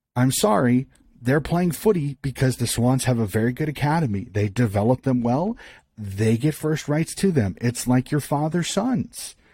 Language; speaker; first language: English; native; English